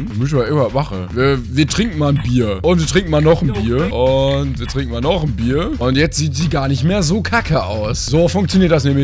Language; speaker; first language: German; native; German